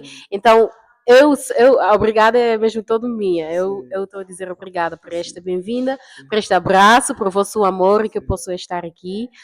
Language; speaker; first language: Portuguese; non-native, fluent; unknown